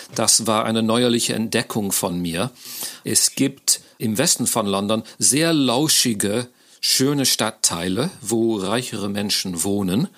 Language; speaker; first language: German; non-native, fluent; English